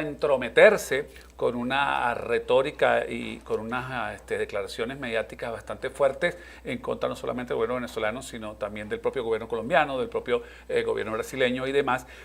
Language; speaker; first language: Spanish; native; Spanish